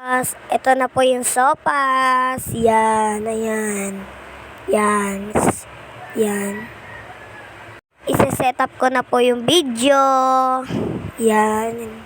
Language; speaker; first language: Filipino; native; Filipino